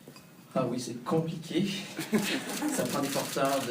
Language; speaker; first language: French; native; French